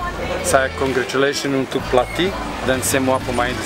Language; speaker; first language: Indonesian; non-native, learner; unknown